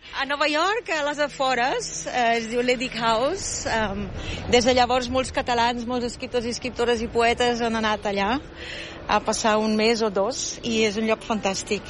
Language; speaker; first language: Catalan; non-native, fluent; German